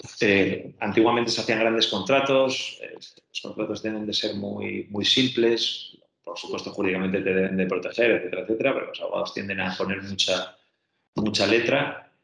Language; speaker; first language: Spanish; native; Spanish